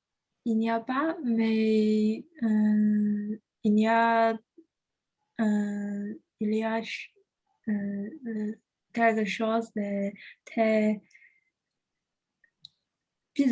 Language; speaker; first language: French; non-native, learner; Chinese